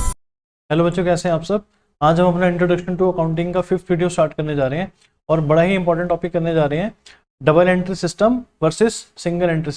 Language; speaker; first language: Hindi; native; Hindi